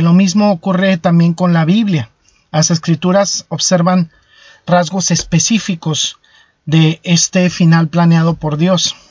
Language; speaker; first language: Spanish; native; Spanish